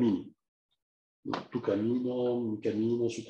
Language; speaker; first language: Spanish; non-native, fluent; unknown